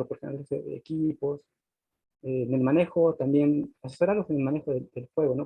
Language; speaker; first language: Spanish; native; Spanish